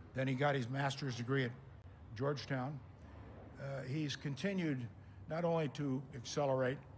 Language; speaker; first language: English; native; English